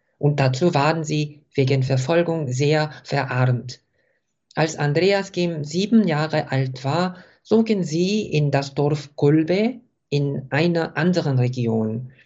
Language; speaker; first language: German; non-native, fluent; Korean